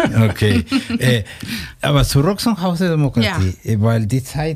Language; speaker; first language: German; non-native, fluent; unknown